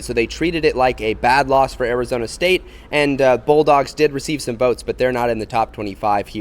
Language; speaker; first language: English; native; English